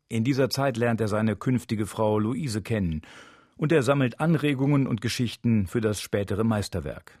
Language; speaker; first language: German; native; German